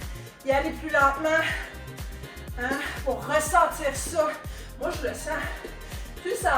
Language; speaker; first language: French; native; French